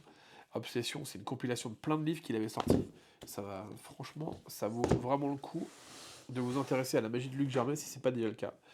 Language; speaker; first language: French; native; French